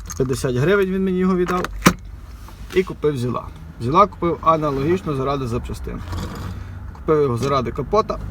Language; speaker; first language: Ukrainian; native; Ukrainian